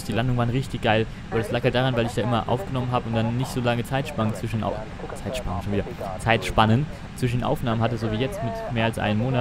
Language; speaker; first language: German; native; German